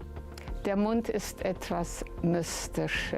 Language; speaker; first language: German; non-native, fluent; Lithuanian